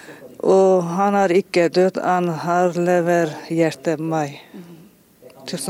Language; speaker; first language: Norwegian; non-native, learner; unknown